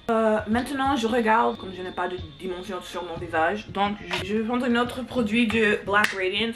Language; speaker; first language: French; non-native, learner; English